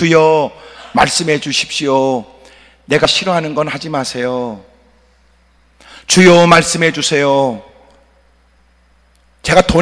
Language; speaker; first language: Korean; native; Korean